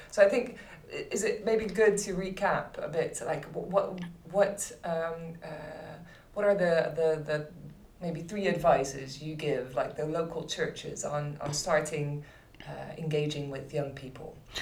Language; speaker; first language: English; non-native, fluent; Dutch